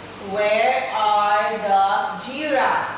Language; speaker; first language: English; non-native, fluent; Vietnamese